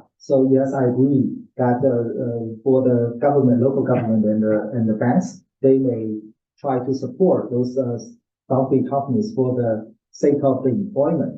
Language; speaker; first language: English; non-native, fluent; Chinese